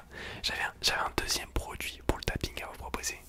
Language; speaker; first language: French; native; French